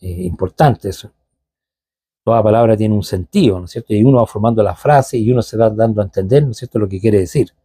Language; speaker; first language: Spanish; native; Spanish